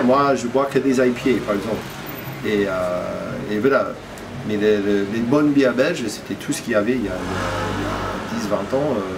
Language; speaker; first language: French; non-native, fluent; English